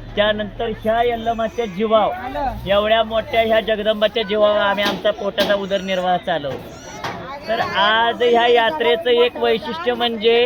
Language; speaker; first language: Marathi; native; Marathi